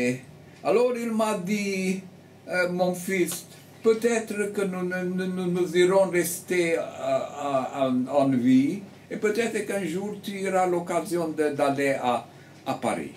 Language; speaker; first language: French; early bilingual, heritage; French